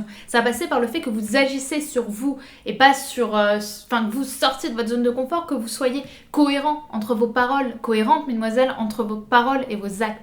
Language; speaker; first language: French; native; French